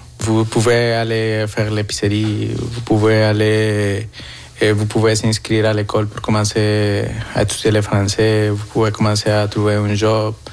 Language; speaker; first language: French; non-native, fluent; Spanish